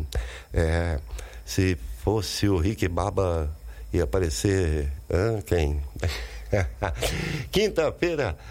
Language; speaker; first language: Portuguese; native; Portuguese